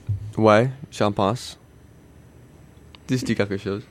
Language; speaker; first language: French; non-native, learner; English